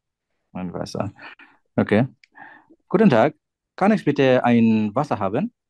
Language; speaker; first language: German; non-native, learner; Bangla